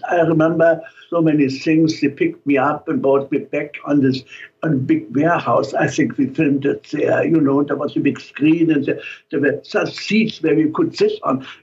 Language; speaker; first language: English; non-native, fluent; German